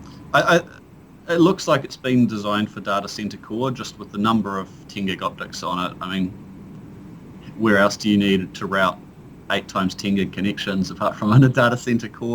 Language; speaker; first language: English; native; English